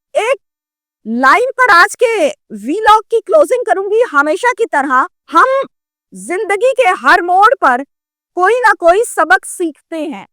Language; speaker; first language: Urdu; native; Urdu